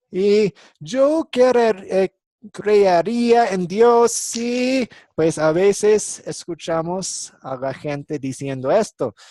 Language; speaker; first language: Spanish; non-native, fluent; English